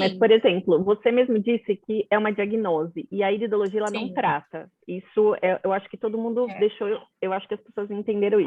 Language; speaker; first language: Portuguese; native; Portuguese